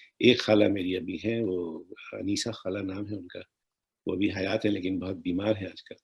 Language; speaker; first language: Urdu; native; Urdu